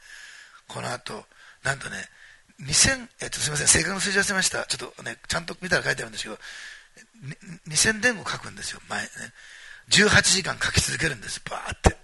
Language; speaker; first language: Japanese; native; Japanese